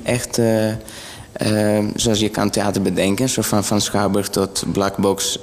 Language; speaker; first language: Dutch; non-native, fluent; Greek